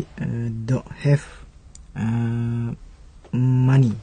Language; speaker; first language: English; non-native, learner; Malay